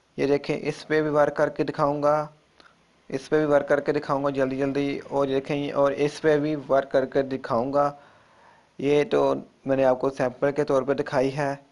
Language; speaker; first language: Urdu; non-native, local second language; Punjabi